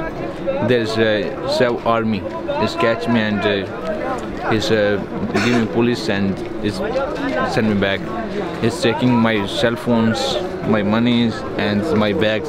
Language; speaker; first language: English; non-native, learner; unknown